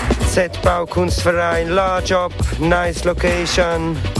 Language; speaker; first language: German; native; German